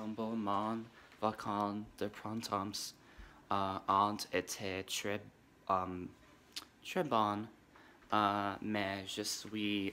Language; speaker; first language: French; non-native, learner; English